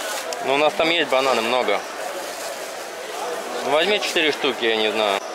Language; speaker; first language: Russian; native; Russian